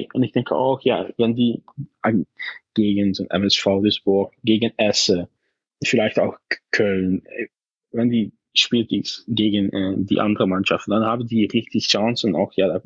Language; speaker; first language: German; non-native, fluent; Dutch